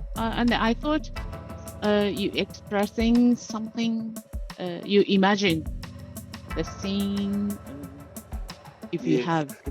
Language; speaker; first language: English; non-native, learner; Japanese